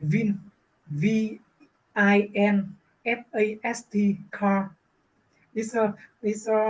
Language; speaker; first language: English; non-native, learner; Vietnamese